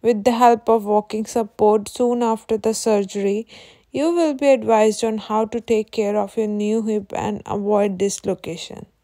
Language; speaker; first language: English; non-native, local second language; Punjabi